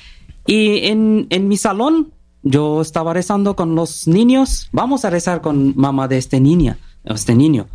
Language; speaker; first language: Spanish; non-native, learner; Bangla